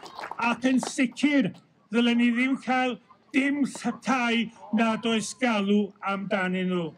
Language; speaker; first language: Welsh; native; Welsh